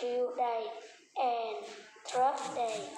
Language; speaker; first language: English; non-native, learner; Vietnamese